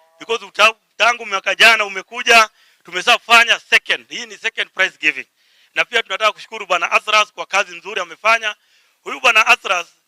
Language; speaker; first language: Swahili; native; Swahili